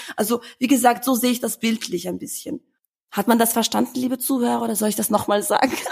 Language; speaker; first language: German; early bilingual, other home language; Albanian